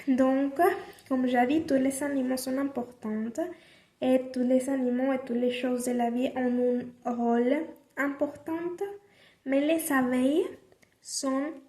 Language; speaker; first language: French; non-native, learner; Spanish